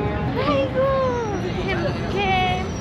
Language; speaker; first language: Korean; non-native, learner; Spanish